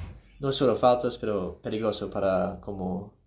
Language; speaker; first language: Spanish; non-native, learner; English